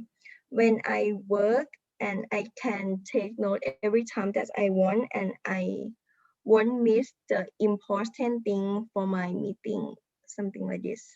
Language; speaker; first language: English; non-native, learner; Thai